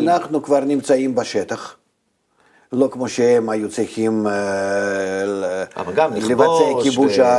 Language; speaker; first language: Hebrew; non-native, fluent; Russian